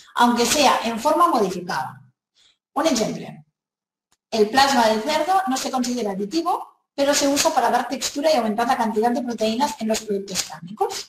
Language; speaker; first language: Spanish; non-native, local second language; Catalan